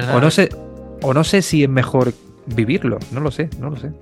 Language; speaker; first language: Spanish; native; Spanish